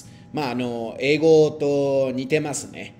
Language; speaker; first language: Japanese; non-native, fluent; Spanish